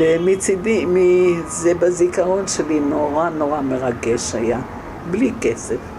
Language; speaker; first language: Hebrew; early bilingual, other home language; German